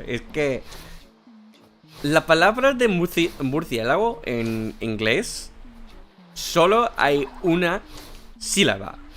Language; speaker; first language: Spanish; non-native, fluent; English